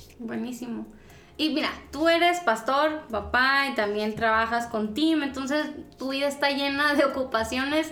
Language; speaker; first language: Spanish; native; Spanish